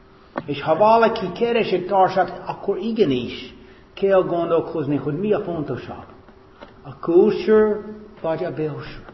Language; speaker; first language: Hungarian; non-native, fluent; English